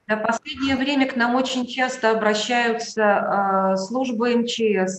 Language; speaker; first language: Russian; native; Russian